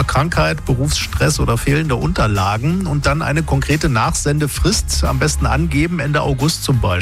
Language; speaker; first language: German; native; German